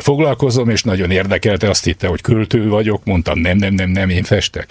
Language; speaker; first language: Hungarian; native; Hungarian